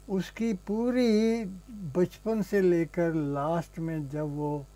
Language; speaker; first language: Hindi; native; Hindi